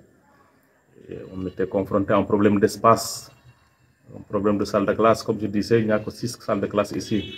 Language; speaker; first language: French; non-native, local second language; Serer